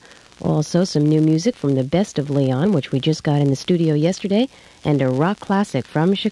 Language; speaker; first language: English; native; English